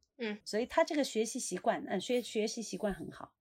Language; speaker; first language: Chinese; native; Chinese